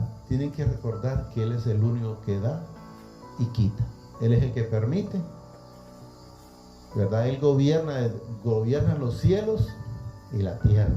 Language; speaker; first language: Spanish; native; Spanish